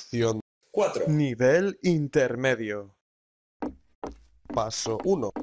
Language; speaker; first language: Spanish; native; Spanish